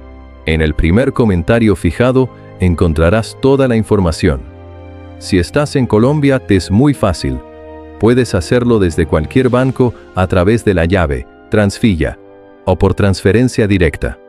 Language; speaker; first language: Spanish; native; Spanish